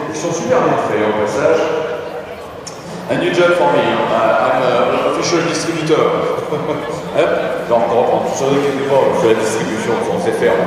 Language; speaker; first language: French; native; French